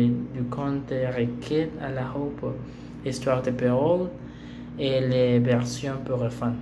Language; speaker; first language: French; non-native, learner; Spanish